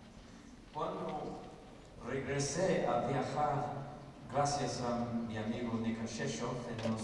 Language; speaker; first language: Spanish; non-native, fluent; English